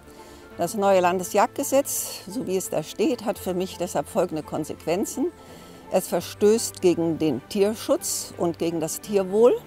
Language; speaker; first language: German; native; German